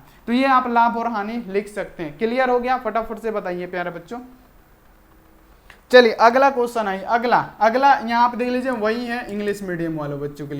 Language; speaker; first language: Hindi; native; Hindi